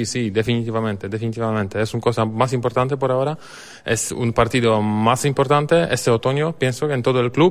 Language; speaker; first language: Spanish; non-native, fluent; Polish